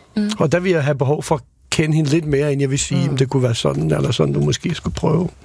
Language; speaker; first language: Danish; early bilingual, other home language; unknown